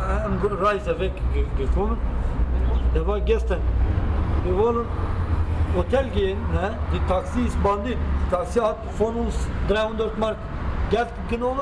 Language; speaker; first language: German; non-native, learner; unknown